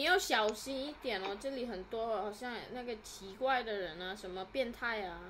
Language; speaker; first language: Chinese; non-native, learner; Indonesian